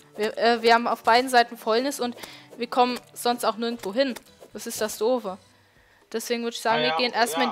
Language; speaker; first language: German; native; German